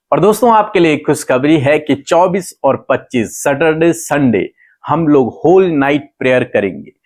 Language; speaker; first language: Hindi; native; Hindi